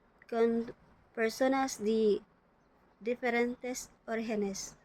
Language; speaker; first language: Spanish; non-native, learner; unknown